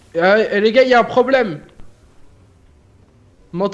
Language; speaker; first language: French; native; French